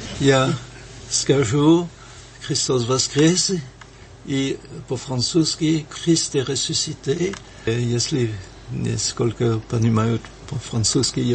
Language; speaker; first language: Russian; non-native, learner; French